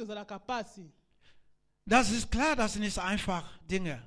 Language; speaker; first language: German; non-native, learner; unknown